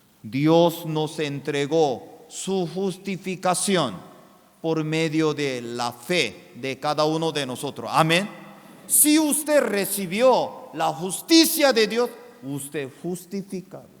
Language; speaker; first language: Spanish; non-native, fluent; Korean